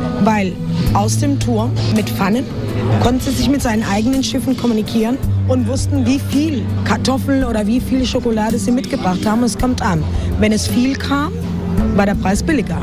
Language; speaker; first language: German; non-native, fluent; Spanish